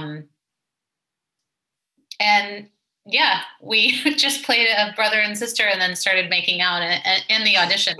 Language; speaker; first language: English; native; English